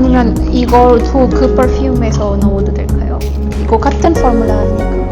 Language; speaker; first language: Korean; non-native, learner; Tamil